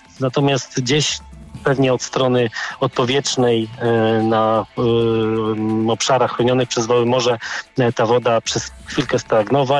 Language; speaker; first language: Polish; native; Polish